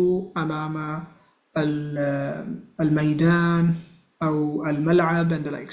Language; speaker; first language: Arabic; non-native, fluent; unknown